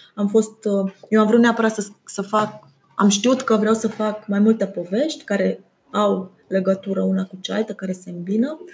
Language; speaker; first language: Romanian; non-native, local second language; German